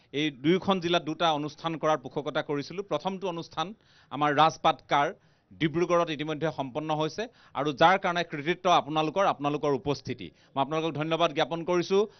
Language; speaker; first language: Assamese; native; Assamese